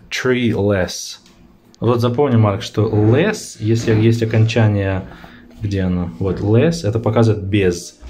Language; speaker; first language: Russian; native; Russian